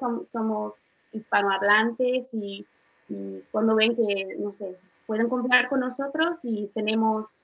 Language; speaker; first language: Spanish; non-native, fluent; English